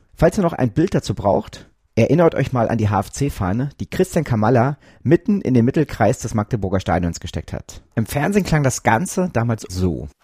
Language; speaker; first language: German; native; German